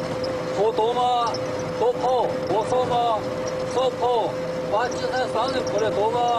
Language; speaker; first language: Chinese; native; Chinese